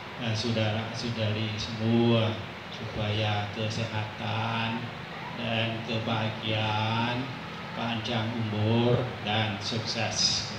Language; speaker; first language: Indonesian; non-native, fluent; Thai